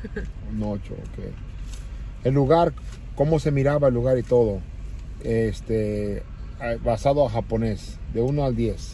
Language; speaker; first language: Spanish; early bilingual, heritage; English